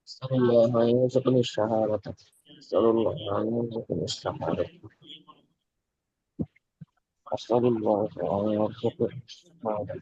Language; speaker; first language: Arabic; non-native, learner; Bangla